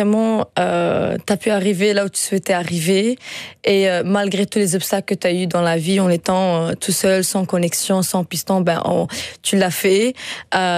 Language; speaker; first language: French; non-native, fluent; Dutch